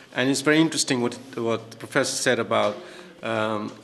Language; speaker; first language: English; native; English